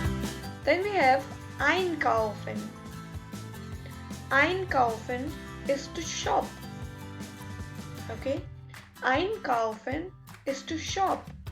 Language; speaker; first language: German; non-native, fluent; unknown